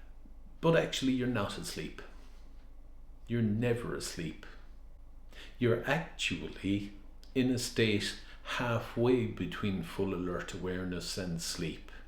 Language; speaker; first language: English; native; English